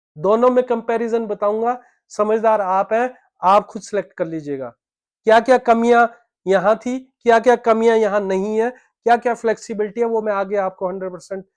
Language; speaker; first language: Hindi; native; Hindi